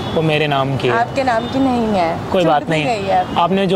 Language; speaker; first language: Hindi; native; Hindi